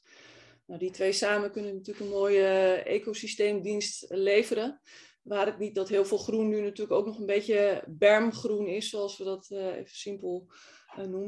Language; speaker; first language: Dutch; native; Dutch